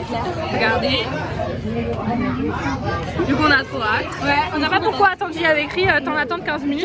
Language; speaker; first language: French; native; French